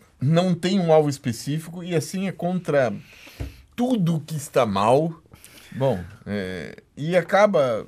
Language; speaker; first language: Portuguese; native; Portuguese